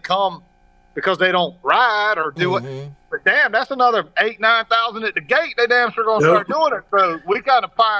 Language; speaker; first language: English; native; English